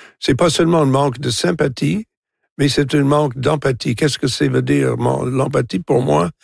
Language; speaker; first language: French; non-native, local second language; English